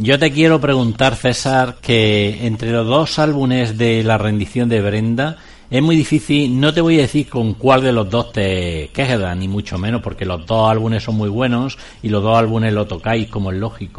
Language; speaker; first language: Spanish; native; Spanish